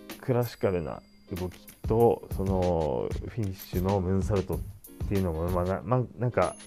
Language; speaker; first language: Japanese; native; Japanese